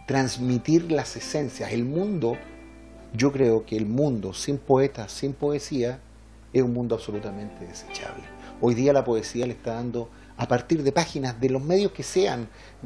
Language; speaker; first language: Spanish; native; Spanish